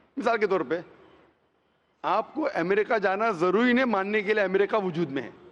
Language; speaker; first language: Hindi; non-native, local second language; Konkani